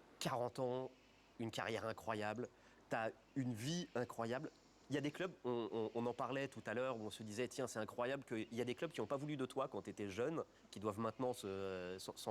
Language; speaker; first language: French; native; French